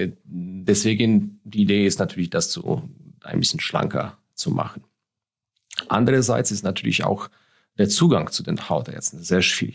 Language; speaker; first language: German; non-native, fluent; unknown